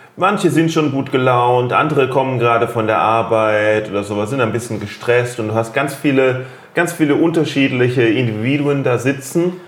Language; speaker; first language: German; native; German